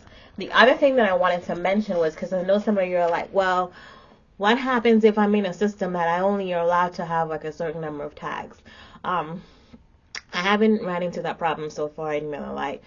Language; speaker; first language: English; native; English